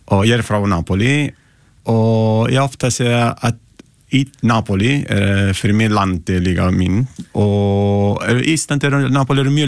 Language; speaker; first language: Icelandic; non-native, learner; Italian